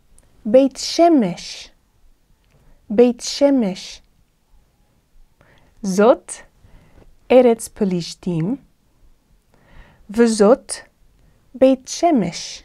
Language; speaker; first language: Hebrew; non-native, fluent; English